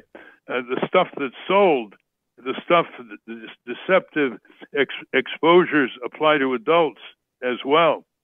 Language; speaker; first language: English; native; English